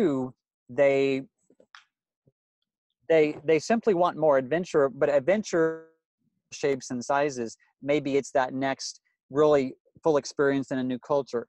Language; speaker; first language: English; native; English